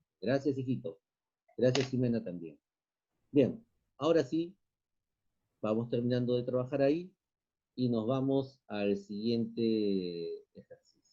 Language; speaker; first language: Spanish; native; Spanish